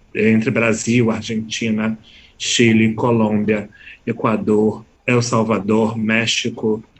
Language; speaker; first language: Spanish; non-native, fluent; Portuguese